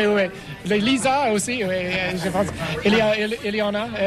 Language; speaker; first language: French; non-native, learner; English